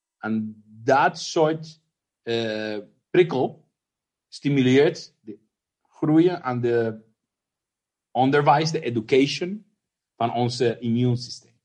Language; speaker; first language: Dutch; non-native, fluent; Spanish